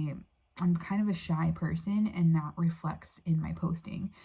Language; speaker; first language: English; native; English